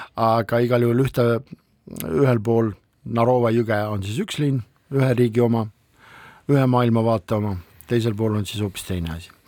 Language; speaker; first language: Estonian; non-native, local second language; Russian